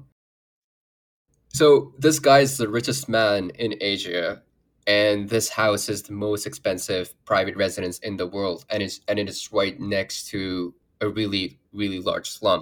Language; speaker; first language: English; non-native, local second language; Urdu